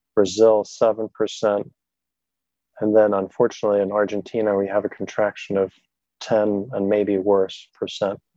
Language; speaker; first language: English; non-native, fluent; German